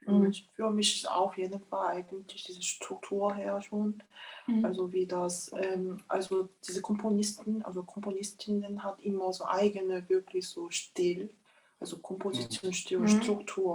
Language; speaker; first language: German; non-native, fluent; Korean